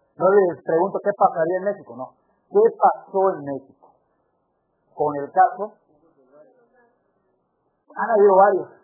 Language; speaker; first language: Spanish; native; Spanish